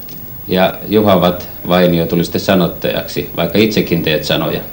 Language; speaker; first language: Finnish; native; Finnish